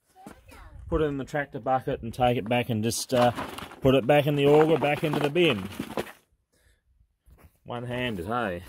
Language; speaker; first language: English; native; English